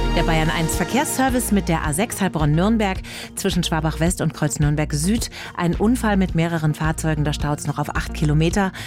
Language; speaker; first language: German; native; German